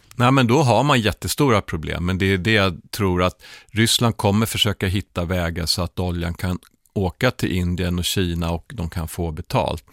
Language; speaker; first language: Swedish; native; Swedish